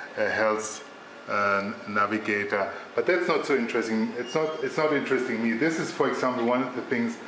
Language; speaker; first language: English; non-native, fluent; German